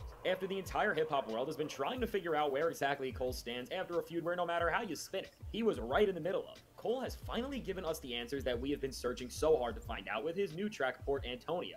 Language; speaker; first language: English; native; English